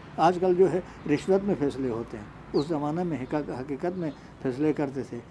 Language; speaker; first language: Urdu; non-native, local second language; Shina